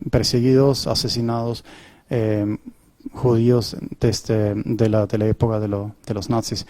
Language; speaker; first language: Spanish; non-native, fluent; German